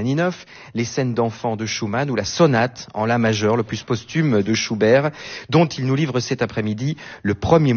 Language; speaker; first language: French; native; French